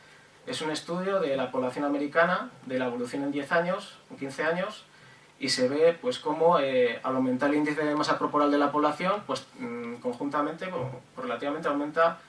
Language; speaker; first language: Spanish; native; Spanish